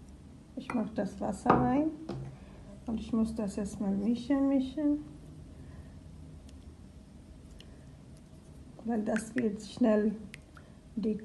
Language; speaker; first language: German; non-native, learner; Urdu